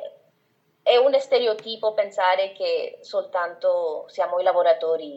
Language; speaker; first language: Italian; non-native, fluent; Spanish